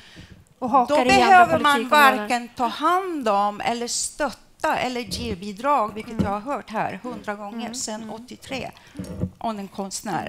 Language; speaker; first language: Swedish; non-native, fluent; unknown